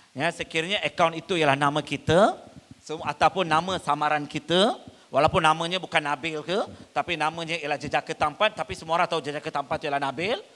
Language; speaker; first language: Malay; non-native, local second language; Tamil